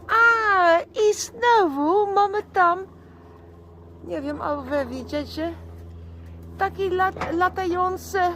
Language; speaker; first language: Polish; non-native, learner; Dutch